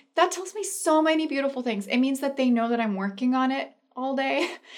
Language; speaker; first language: English; non-native, fluent; Spanish